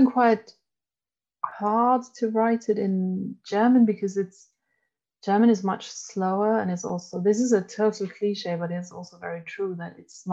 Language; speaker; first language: English; non-native, fluent; German